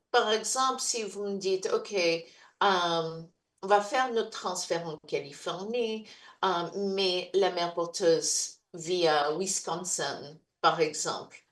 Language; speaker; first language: French; non-native, fluent; English